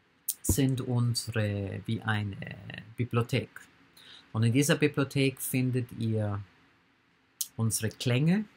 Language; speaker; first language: German; non-native, fluent; English